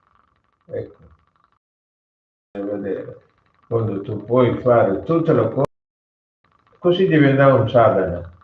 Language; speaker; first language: Italian; non-native, learner; Hindi